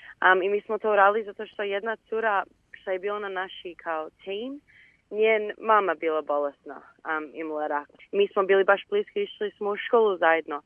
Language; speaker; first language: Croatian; early bilingual, heritage; Bosnian